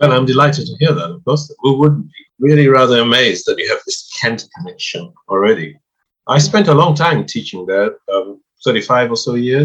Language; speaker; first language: English; non-native, local second language; Swahili